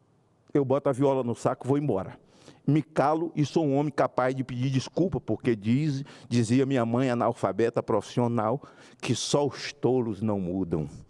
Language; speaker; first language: Portuguese; native; Portuguese